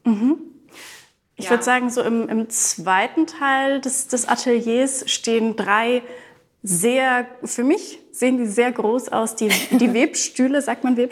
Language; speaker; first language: German; native; German